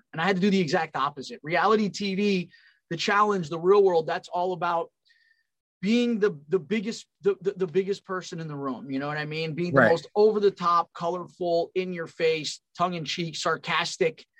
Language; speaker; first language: English; native; English